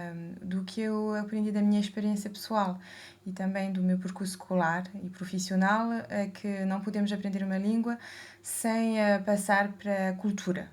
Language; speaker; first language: Portuguese; early bilingual, heritage; Portuguese